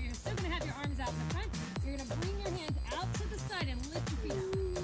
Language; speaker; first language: English; native; English